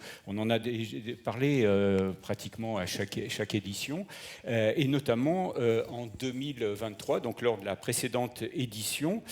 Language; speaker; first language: French; native; French